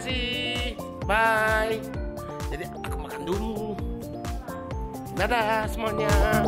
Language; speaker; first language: Indonesian; non-native, fluent; Japanese